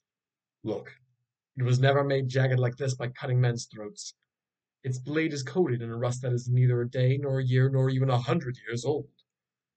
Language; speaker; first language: English; native; English